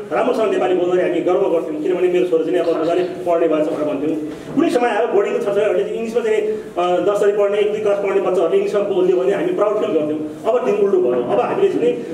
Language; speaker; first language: Nepali; non-native, local second language; Sherpa